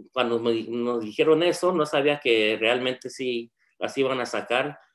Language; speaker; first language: Spanish; early bilingual, heritage; Spanish